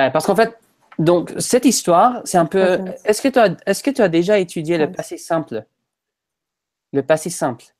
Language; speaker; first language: French; non-native, fluent; English